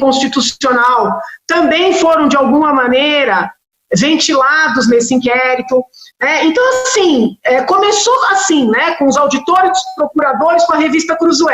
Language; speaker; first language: Portuguese; native; Portuguese